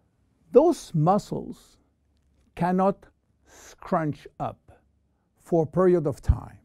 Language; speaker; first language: English; non-native, fluent; French